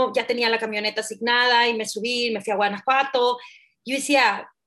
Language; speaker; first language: Spanish; native; Spanish